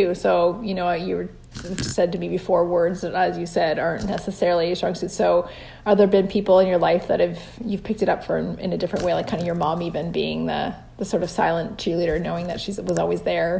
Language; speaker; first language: English; native; English